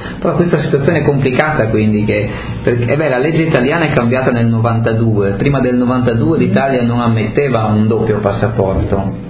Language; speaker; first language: Italian; native; Italian